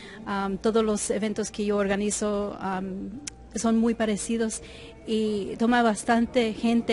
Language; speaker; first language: Spanish; early bilingual, heritage; English